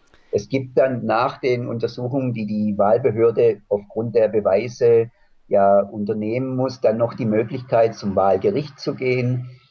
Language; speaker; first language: German; native; German